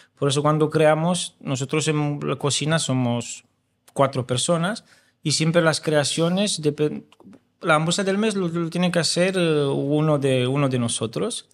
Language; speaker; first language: Spanish; non-native, fluent; Romanian